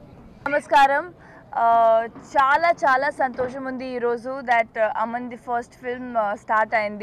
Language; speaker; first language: Telugu; non-native, fluent; Punjabi